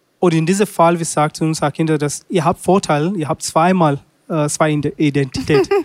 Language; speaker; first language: German; non-native, learner; Swahili